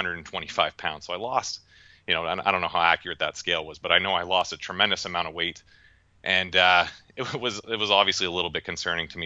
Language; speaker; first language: English; native; English